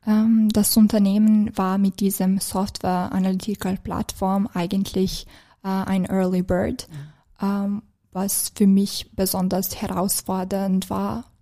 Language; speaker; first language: German; non-native, fluent; Serbian